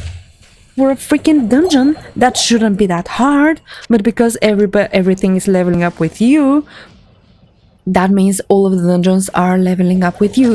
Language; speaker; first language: English; non-native, fluent; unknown